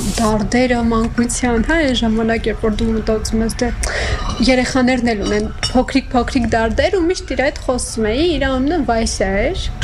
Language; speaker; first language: Armenian; native; Armenian